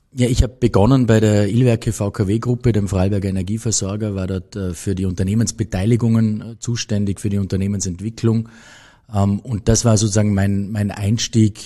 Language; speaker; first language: German; native; German